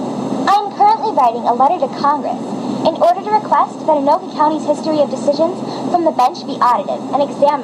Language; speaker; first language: English; native; English